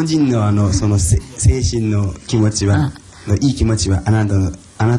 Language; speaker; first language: Japanese; non-native, fluent; Chinese